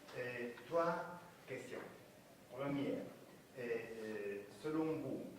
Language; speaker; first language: French; non-native, fluent; Spanish